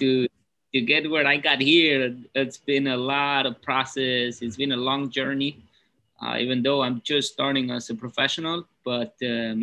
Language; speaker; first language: English; non-native, fluent; Spanish